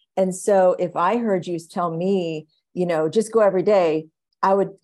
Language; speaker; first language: English; native; English